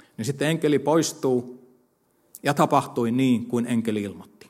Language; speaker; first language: Finnish; native; Finnish